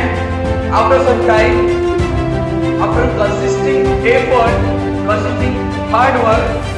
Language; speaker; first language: English; non-native, local second language; Marathi